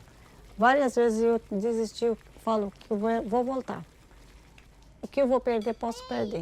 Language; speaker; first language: Portuguese; non-native, learner; Arabic